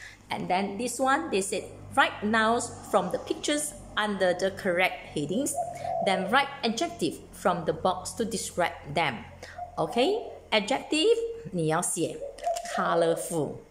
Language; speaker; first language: English; non-native, local second language; Chinese